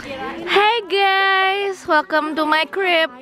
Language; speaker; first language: English; non-native, learner; Indonesian